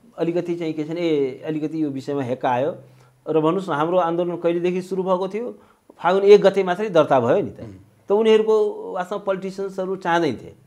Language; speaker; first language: Nepali; native; Nepali